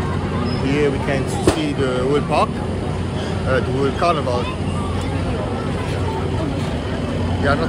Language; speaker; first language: English; non-native, learner; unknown